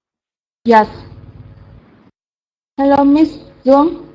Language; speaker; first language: English; non-native, learner; Vietnamese